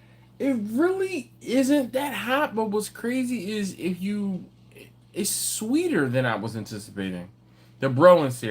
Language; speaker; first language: English; native; English